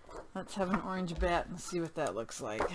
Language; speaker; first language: English; native; English